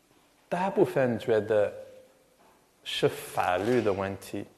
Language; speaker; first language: Chinese; non-native, fluent; English